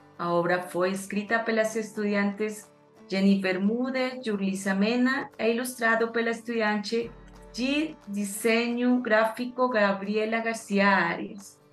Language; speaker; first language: Portuguese; non-native, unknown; Spanish